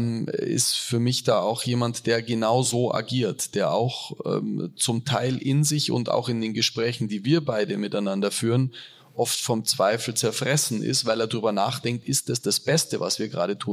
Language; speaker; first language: German; native; German